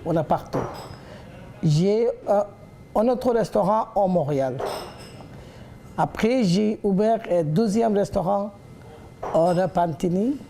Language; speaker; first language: French; non-native, learner; Bangla